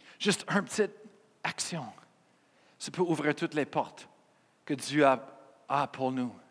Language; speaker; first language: French; non-native, fluent; English